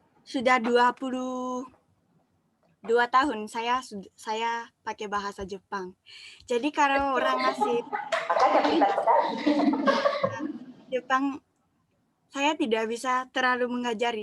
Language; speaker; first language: Indonesian; non-native, fluent; Japanese